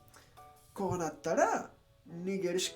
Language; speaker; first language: Japanese; non-native, learner; Spanish